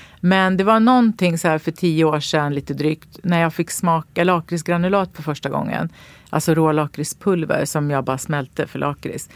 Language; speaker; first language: Swedish; native; Swedish